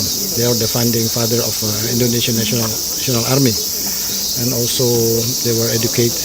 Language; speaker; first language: English; non-native, learner; Indonesian